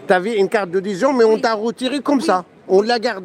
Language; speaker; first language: French; native; French